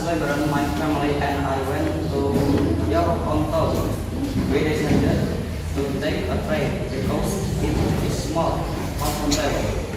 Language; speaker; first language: English; non-native, learner; Indonesian